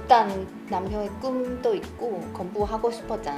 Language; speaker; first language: Korean; non-native, learner; Chinese